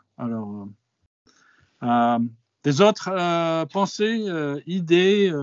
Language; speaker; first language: French; non-native, fluent; English